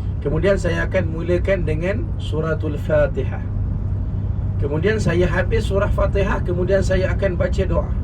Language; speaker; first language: Malay; native; Malay